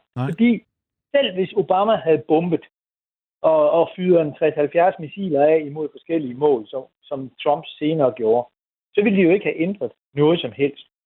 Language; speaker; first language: Danish; native; Danish